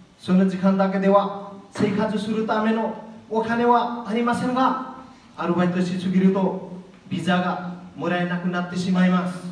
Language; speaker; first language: Japanese; non-native, learner; Nepali